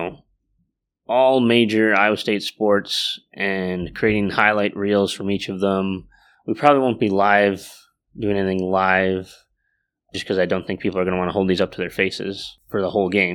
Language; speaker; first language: English; native; English